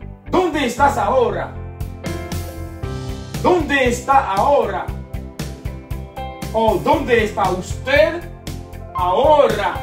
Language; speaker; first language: Spanish; non-native, fluent; Haitian Creole